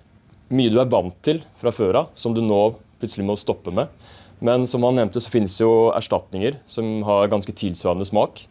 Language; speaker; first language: Norwegian; native; Norwegian